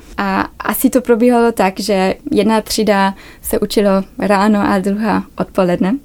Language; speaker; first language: Czech; early bilingual, other home language; German